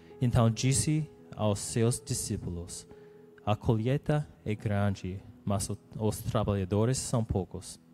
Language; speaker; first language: Portuguese; non-native, learner; English